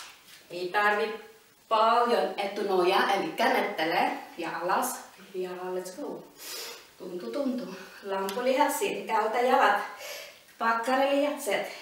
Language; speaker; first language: Finnish; non-native, learner; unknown